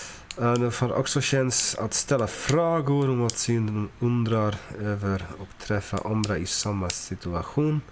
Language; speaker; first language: Swedish; non-native, learner; English